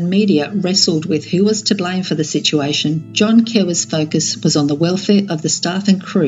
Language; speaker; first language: English; native; English